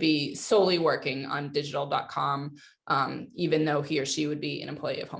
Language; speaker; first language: English; native; English